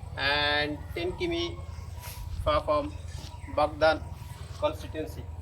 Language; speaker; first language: English; non-native, local second language; Bangla